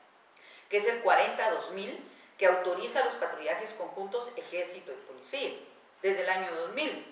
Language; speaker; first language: Spanish; native; Spanish